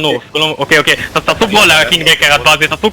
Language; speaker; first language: Hebrew; native; Hebrew